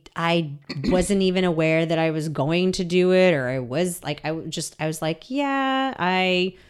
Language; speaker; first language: English; early bilingual, other home language; Russian